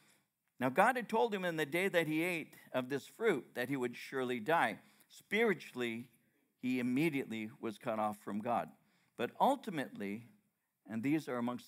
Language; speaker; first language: English; native; English